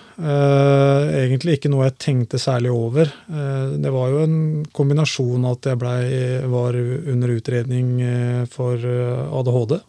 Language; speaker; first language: Norwegian; native; Norwegian